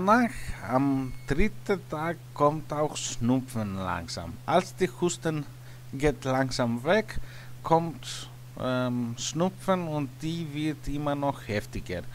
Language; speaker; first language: German; non-native, learner; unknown